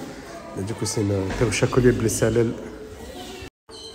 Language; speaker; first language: French; native; French